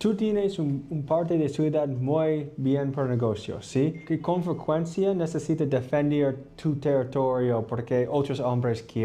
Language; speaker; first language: Spanish; non-native, learner; English